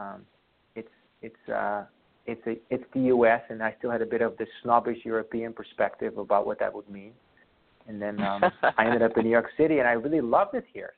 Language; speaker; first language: English; non-native, fluent; Western Frisian